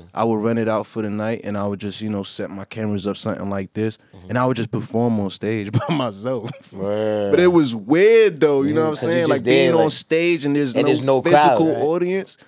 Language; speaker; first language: English; native; English